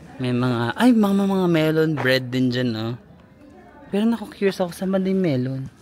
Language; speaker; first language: Filipino; native; Filipino